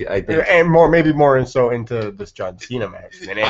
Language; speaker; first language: English; native; English